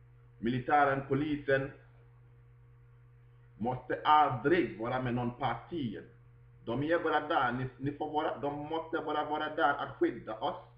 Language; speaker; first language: Swedish; non-native, fluent; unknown